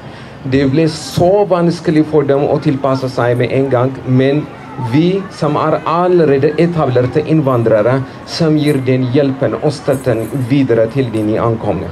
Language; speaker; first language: Norwegian; non-native, fluent; Amharic